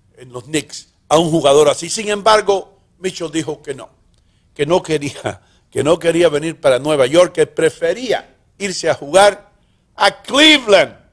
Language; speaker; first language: Spanish; early bilingual, heritage; Spanish